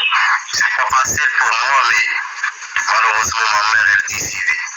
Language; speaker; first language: French; non-native, learner; Arabic